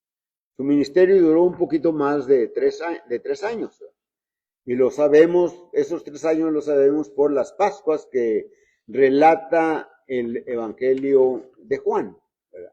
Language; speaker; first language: Spanish; native; Spanish